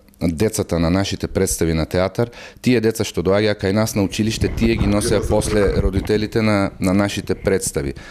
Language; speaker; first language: Macedonian; native; Macedonian